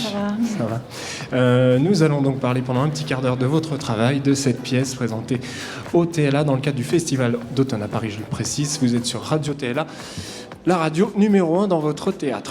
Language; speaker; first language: French; native; French